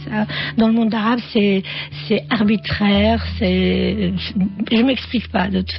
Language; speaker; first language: French; non-native, fluent; Arabic